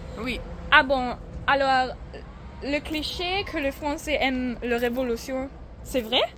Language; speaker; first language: French; non-native, learner; German